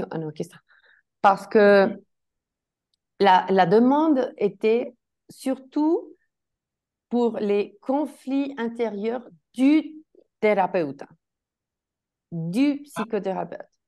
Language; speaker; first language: French; non-native, fluent; Spanish